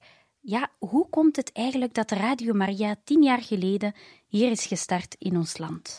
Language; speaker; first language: Dutch; native; Dutch